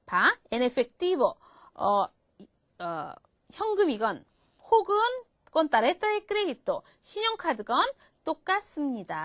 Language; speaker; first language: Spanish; non-native, fluent; Korean